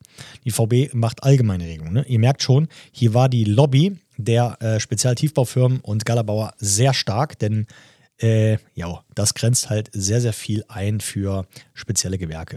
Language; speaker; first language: German; native; German